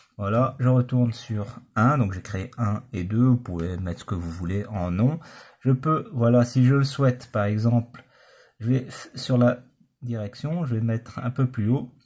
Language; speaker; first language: French; native; French